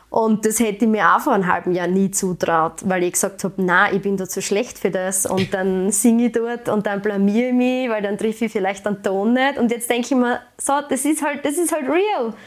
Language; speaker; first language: German; native; German